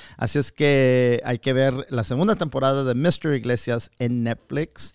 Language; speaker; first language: Spanish; early bilingual, heritage; Spanish